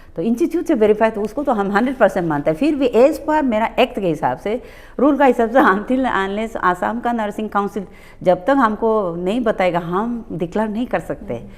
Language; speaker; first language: Hindi; non-native, local second language; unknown